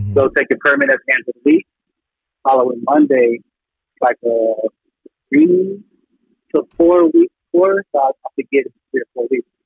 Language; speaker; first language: English; native; English